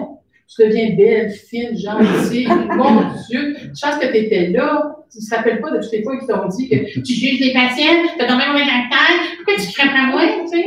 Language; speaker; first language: French; native; French